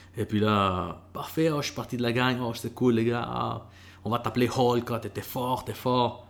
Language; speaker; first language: French; early bilingual, other home language; Spanish